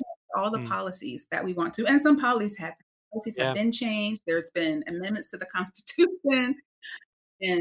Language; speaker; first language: English; native; English